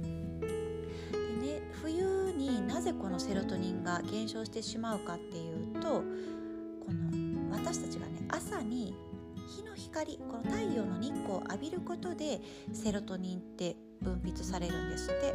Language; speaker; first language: Japanese; native; Japanese